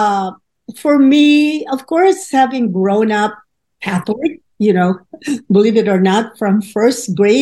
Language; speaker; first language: English; non-native, local second language; Filipino